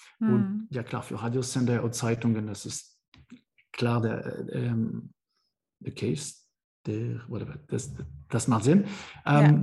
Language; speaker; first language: German; non-native, learner; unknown